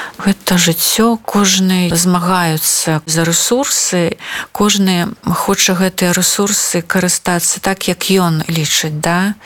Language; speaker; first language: Belarusian; non-native, local second language; Russian